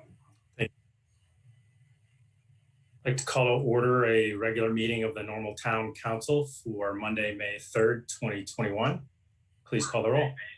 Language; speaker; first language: English; native; English